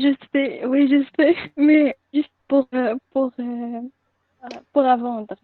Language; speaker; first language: French; non-native, learner; Arabic